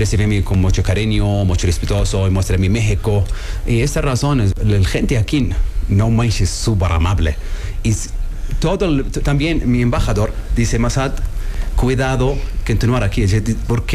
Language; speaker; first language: Spanish; non-native, learner; Arabic